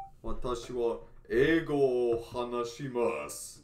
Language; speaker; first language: Japanese; non-native, learner; English